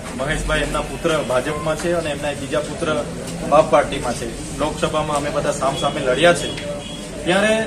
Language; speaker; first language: Gujarati; non-native, local second language; Vasavi